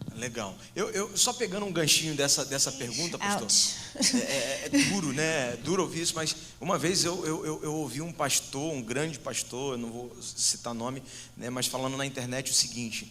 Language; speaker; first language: Portuguese; native; Portuguese